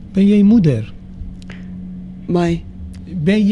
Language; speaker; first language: Dutch; non-native, learner; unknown